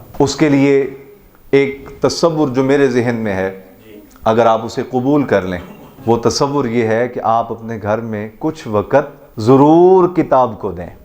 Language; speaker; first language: Urdu; native; Urdu